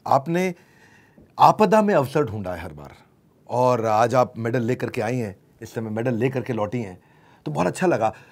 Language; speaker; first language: Hindi; native; Hindi